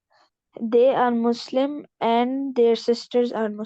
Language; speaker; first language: English; non-native, local second language; Urdu